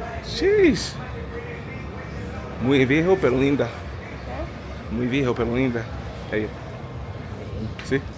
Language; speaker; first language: Spanish; non-native, learner; English